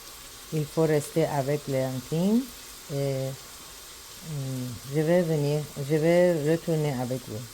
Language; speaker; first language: French; non-native, learner; Persian